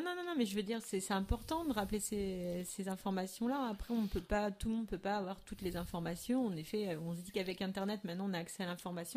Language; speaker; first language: French; native; French